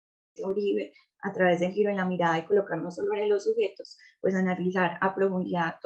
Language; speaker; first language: Spanish; native; Spanish